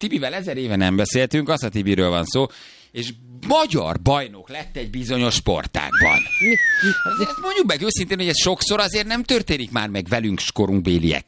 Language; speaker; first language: Hungarian; native; Hungarian